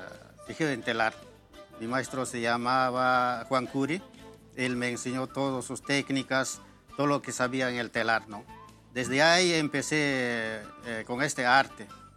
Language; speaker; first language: Spanish; native; Spanish